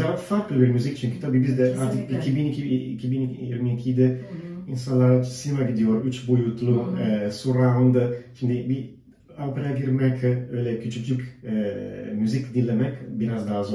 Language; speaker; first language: Turkish; non-native, fluent; Italian